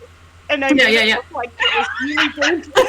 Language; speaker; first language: English; native; English